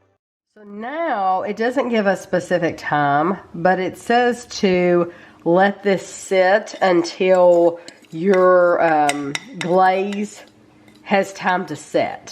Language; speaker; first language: English; native; English